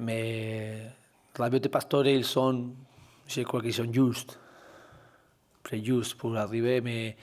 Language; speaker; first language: French; non-native, learner; Spanish